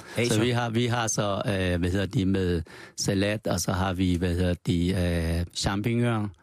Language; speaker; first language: Danish; non-native, fluent; Chinese